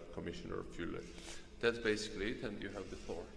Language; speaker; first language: English; non-native, fluent; Georgian